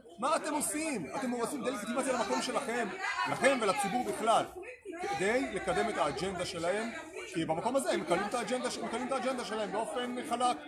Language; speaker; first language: Hebrew; native; Hebrew